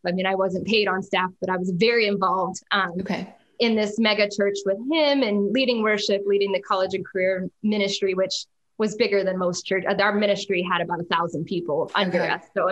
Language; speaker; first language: English; native; English